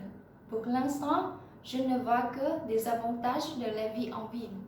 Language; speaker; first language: French; non-native, learner; Vietnamese